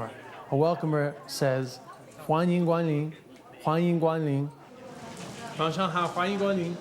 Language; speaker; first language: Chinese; non-native, learner; English